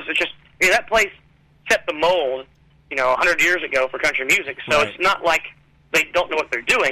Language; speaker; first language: English; native; English